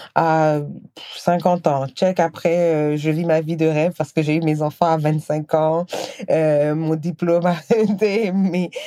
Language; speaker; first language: French; non-native, local second language; Wolof